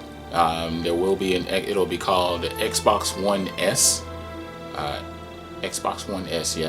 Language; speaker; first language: English; native; English